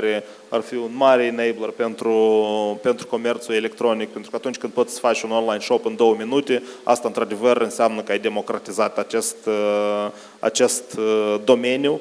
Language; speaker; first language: Romanian; native; Romanian